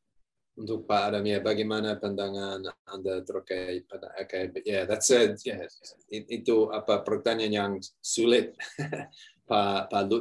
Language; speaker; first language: Indonesian; non-native, learner; English